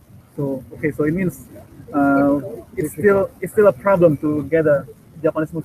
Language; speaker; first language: English; non-native, fluent; Indonesian